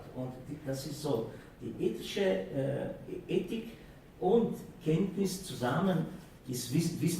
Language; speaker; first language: German; non-native, fluent; Slovenian